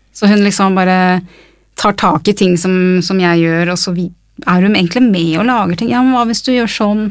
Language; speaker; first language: Norwegian; early bilingual, other home language; English